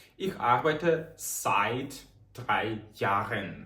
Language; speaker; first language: German; non-native, fluent; Ukrainian